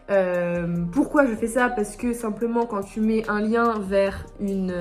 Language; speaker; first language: French; native; French